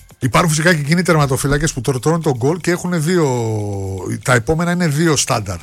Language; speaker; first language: Greek; native; Greek